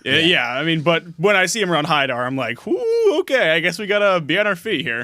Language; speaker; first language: English; native; English